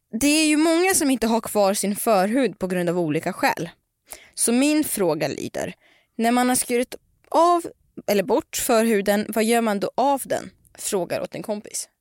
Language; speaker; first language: Swedish; native; Swedish